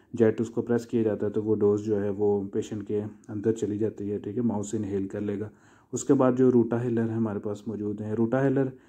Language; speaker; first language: Urdu; non-native, local second language; Punjabi